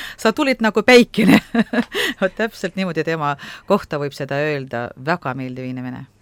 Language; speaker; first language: Estonian; non-native, local second language; Russian